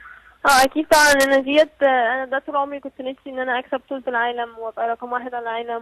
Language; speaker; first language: Arabic; native; Arabic